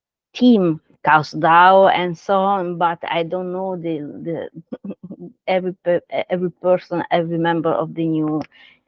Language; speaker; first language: English; non-native, learner; Italian